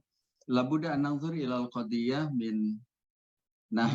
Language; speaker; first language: Arabic; non-native, fluent; Indonesian